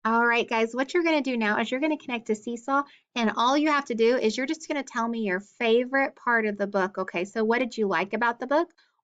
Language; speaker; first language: English; native; English